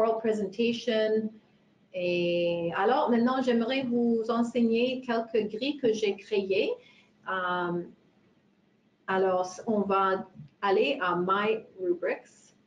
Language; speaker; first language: French; non-native, fluent; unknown